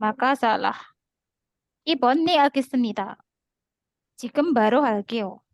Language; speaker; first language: Korean; non-native, learner; Indonesian